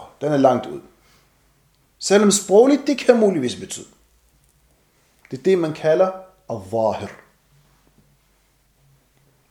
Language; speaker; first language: Danish; non-native, fluent; Arabic